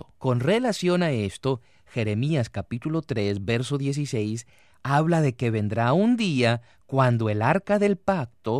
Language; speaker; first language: Spanish; native; Spanish